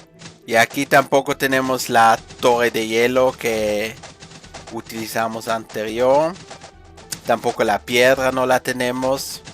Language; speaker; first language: Spanish; non-native, fluent; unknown